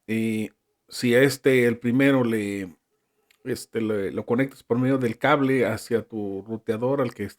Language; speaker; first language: Spanish; native; Spanish